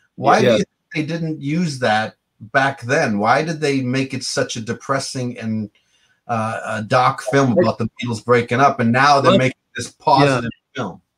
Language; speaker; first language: English; native; English